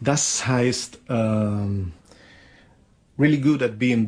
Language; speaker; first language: German; non-native, fluent; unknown